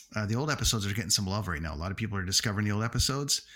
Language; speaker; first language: English; native; English